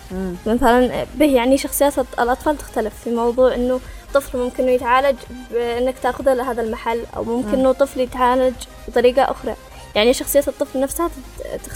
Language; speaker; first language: Arabic; native; Arabic